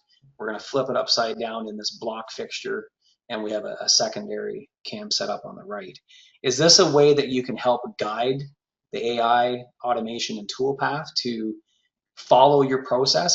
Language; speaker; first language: English; native; English